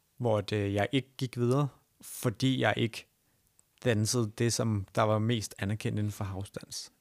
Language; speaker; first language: Danish; native; Danish